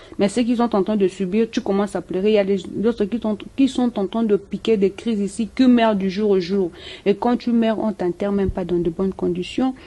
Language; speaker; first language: French; non-native, local second language; Lingala